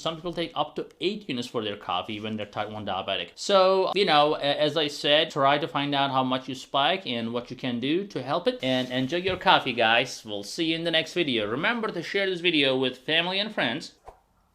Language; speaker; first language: English; non-native, fluent; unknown